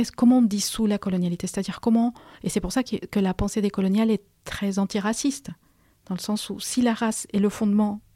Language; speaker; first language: French; non-native, fluent; Spanish